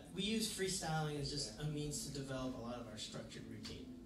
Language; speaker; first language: English; native; English